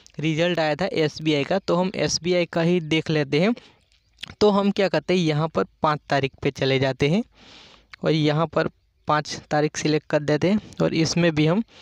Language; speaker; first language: Hindi; non-native, local second language; Gujarati